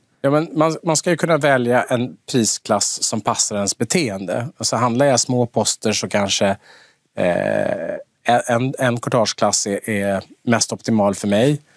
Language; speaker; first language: Swedish; native; Swedish